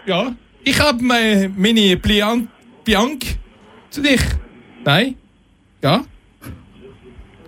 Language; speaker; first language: German; non-native, learner; French